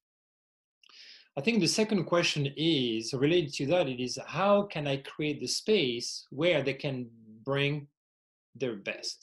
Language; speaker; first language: English; non-native, fluent; French